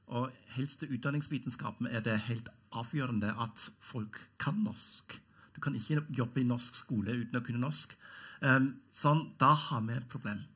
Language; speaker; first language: Norwegian; non-native, fluent; German